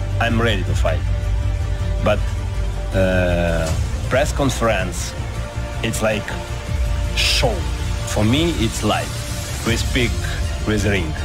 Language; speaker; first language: English; non-native, learner; Ukrainian